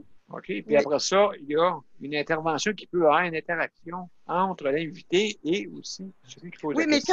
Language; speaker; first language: French; native; French